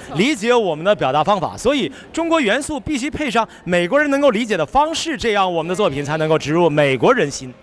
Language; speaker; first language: Chinese; native; Chinese